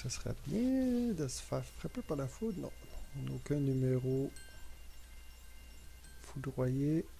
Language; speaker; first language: French; native; French